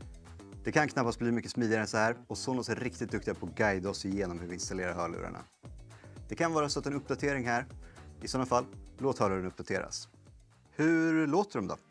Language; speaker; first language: Swedish; native; Swedish